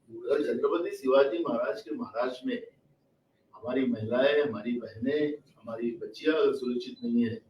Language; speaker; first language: Hindi; non-native, local second language; Marathi